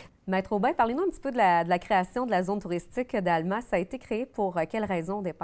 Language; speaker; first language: French; native; French